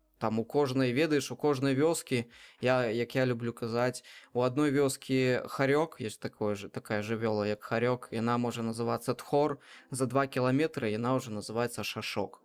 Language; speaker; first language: Belarusian; non-native, local second language; Russian